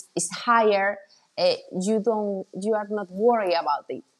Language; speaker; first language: English; non-native, fluent; Spanish